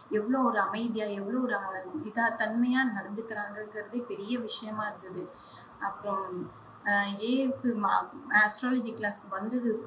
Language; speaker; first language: Tamil; non-native, local second language; Hindi